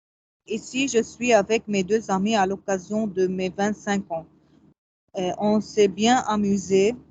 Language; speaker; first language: French; non-native, learner; Arabic